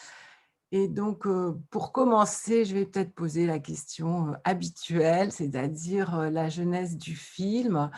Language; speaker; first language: French; native; French